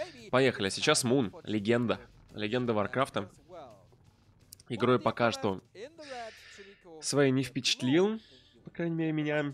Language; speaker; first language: Russian; native; Russian